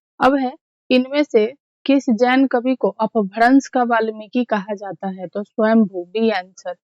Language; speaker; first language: Hindi; native; Hindi